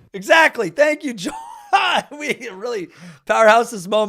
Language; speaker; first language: English; native; English